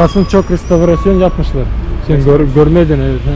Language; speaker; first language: Turkish; non-native, learner; Bashkir